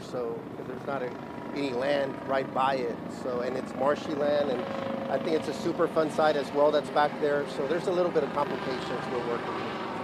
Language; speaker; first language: English; early bilingual, other home language; Spanish